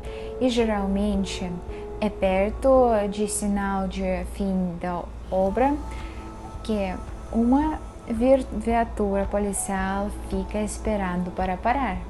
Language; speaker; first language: Portuguese; non-native, fluent; Russian